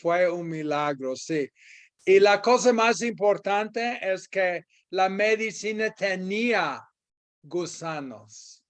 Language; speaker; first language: Spanish; non-native, fluent; English